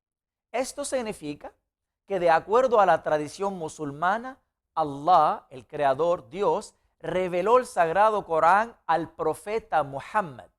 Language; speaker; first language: Spanish; non-native, fluent; Arabic